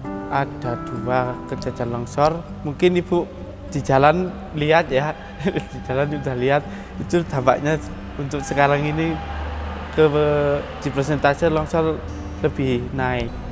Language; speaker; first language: Indonesian; non-native, local second language; Javanese